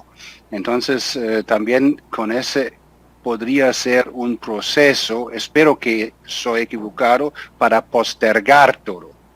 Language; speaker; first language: Spanish; non-native, fluent; German